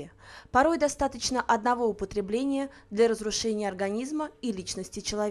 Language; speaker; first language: Russian; native; Russian